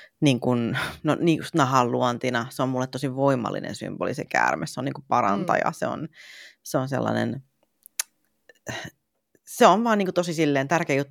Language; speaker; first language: Finnish; native; Finnish